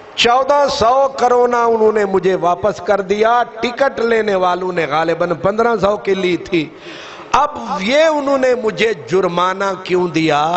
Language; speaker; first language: Urdu; non-native, local second language; Punjabi